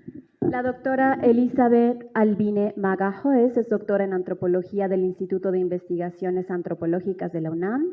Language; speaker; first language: Spanish; native; Spanish